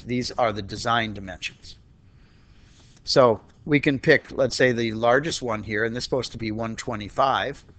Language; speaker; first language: English; native; English